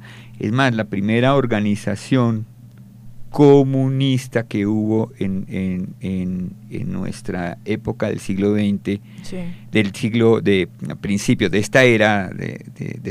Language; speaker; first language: Spanish; native; Spanish